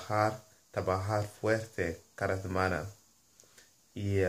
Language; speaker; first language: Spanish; non-native, learner; English